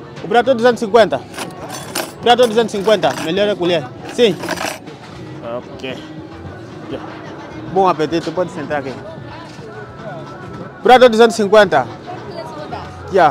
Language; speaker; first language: Portuguese; non-native, learner; Vietnamese